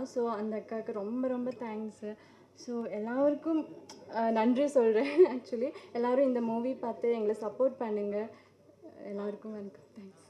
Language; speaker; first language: Tamil; non-native, learner; Malayalam